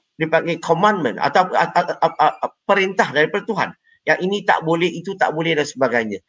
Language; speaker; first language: Malay; non-native, local second language; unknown